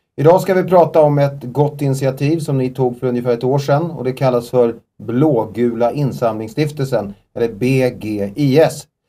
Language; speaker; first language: Swedish; native; Swedish